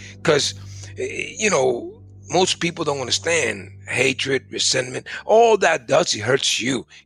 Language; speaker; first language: English; early bilingual, other home language; Spanish